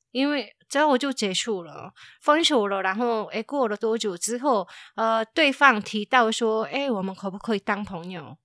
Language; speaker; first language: Chinese; non-native, fluent; Korean